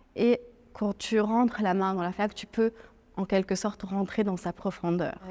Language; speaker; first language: French; non-native, local second language; Arabic